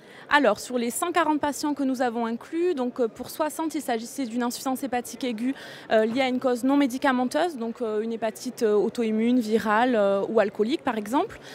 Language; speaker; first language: French; native; French